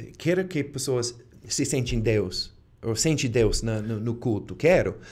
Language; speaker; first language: Portuguese; non-native, fluent; English